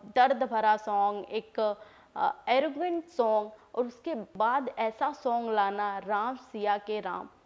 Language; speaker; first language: Hindi; native; Hindi